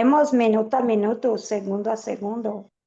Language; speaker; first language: Spanish; non-native, fluent; Portuguese